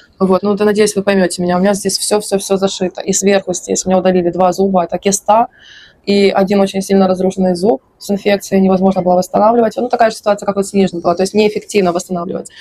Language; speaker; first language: Russian; native; Russian